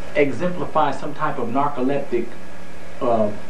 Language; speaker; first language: English; native; English